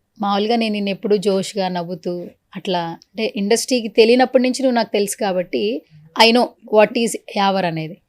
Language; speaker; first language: Telugu; native; Telugu